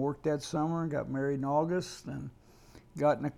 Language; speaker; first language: English; native; English